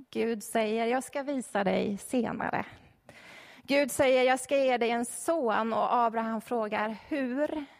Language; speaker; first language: Swedish; native; Swedish